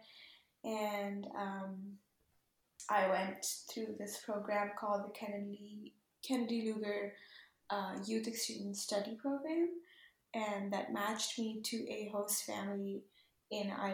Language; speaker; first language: English; non-native, local second language; Urdu